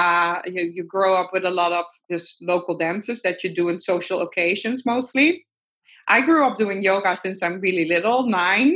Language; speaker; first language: English; non-native, fluent; Dutch